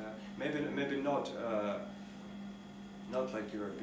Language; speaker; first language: English; non-native, learner; Russian